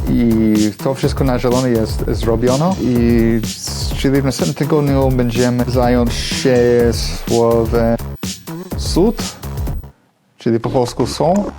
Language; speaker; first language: Polish; non-native, fluent; English